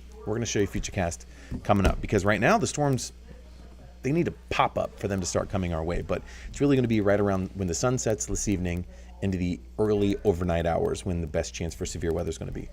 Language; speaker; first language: English; native; English